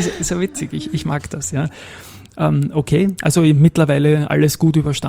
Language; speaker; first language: German; native; German